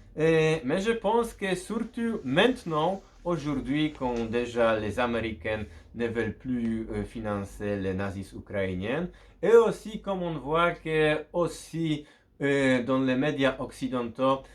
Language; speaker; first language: French; non-native, fluent; Polish